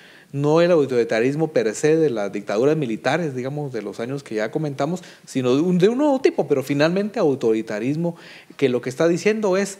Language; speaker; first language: Spanish; native; Spanish